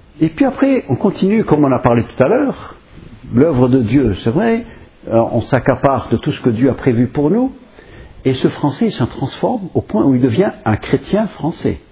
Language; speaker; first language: French; non-native, fluent; English